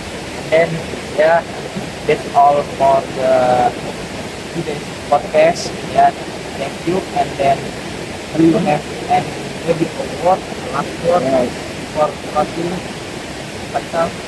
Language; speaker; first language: English; non-native, learner; Indonesian